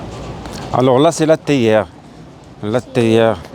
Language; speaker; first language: French; non-native, local second language; Arabic